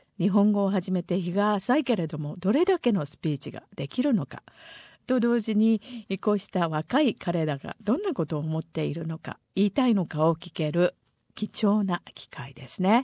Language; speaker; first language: Japanese; native; Japanese